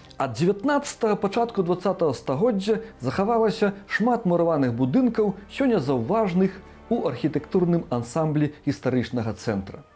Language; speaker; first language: Belarusian; native; Belarusian